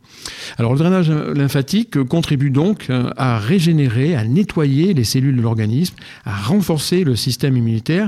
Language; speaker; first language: French; native; French